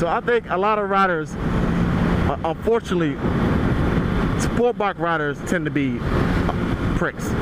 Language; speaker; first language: English; native; English